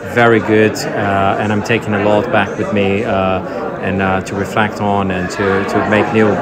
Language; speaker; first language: English; non-native, fluent; Portuguese